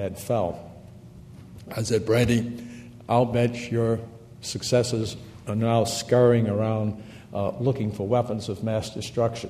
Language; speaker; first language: English; native; English